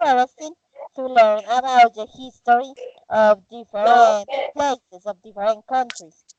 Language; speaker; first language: English; non-native, fluent; Spanish